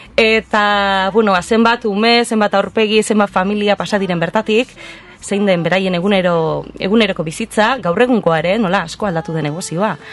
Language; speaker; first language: Basque; native; Basque